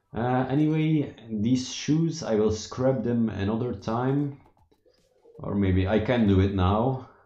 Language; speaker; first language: English; non-native, fluent; Dutch